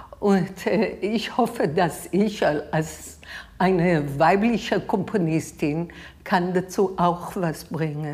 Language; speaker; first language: German; non-native, fluent; Hebrew